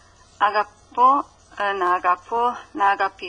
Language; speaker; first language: Greek; non-native, learner; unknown